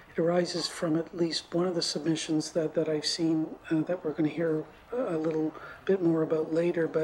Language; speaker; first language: English; native; English